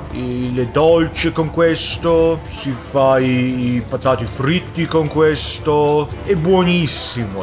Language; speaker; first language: Italian; non-native, learner; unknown